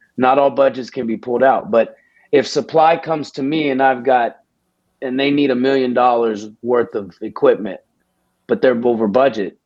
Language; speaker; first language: English; native; English